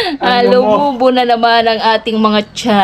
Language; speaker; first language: Filipino; native; Filipino